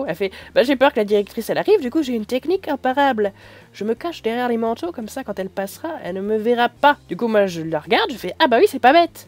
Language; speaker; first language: French; native; French